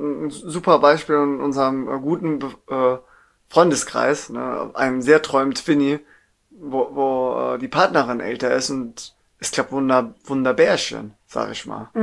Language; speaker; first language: German; native; German